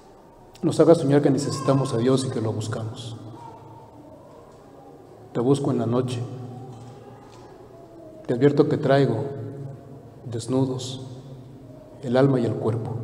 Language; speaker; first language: Spanish; native; Spanish